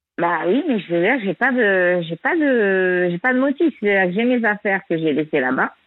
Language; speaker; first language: French; native; French